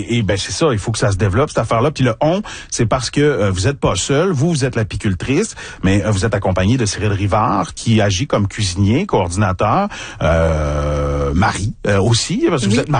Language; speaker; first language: French; native; French